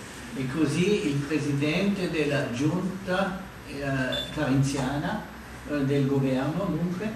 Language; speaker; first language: Italian; non-native, fluent; German